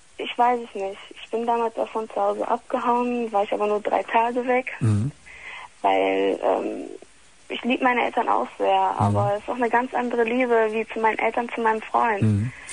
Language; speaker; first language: German; early bilingual, other home language; Italian